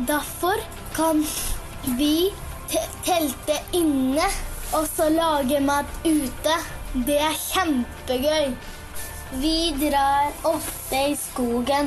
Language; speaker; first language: Norwegian; early bilingual, heritage; Japanese